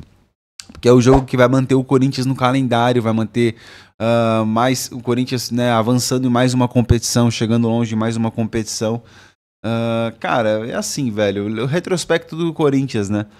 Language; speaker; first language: Portuguese; native; Portuguese